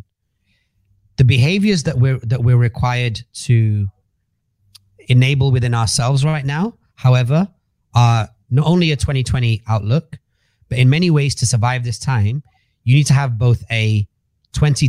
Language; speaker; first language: English; native; English